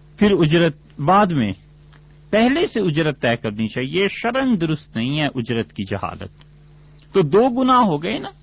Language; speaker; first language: Urdu; non-native, local second language; Punjabi